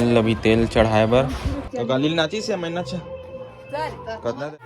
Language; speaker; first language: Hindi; non-native, local second language; Chhattisgarhi